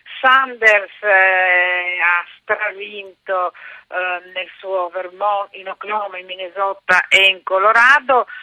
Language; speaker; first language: Italian; native; Italian